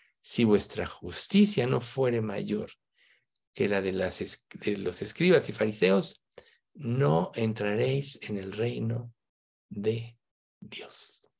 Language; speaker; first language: Spanish; native; Spanish